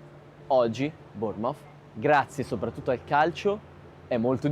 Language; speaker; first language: Italian; native; Italian